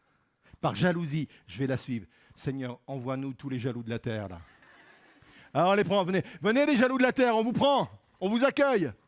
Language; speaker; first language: French; native; French